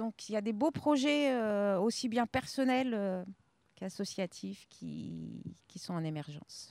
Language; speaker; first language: French; native; French